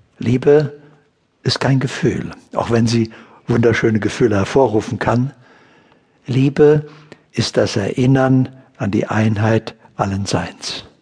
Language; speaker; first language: German; native; German